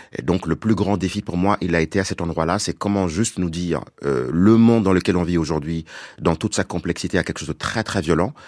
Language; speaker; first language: French; non-native, local second language; Wolof